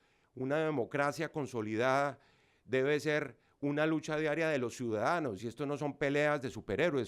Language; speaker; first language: Spanish; native; Spanish